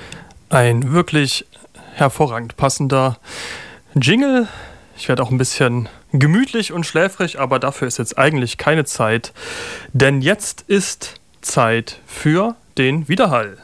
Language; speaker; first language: German; native; German